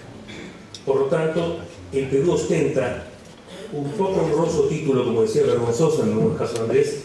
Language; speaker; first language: Spanish; native; Spanish